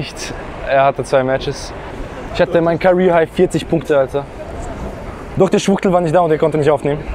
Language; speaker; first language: German; native; German